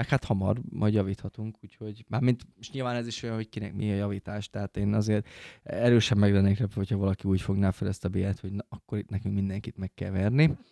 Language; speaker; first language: Hungarian; native; Hungarian